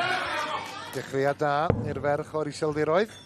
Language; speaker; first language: Welsh; native; Welsh